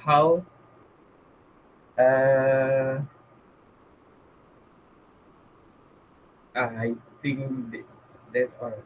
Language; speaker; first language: English; non-native, local second language; Malay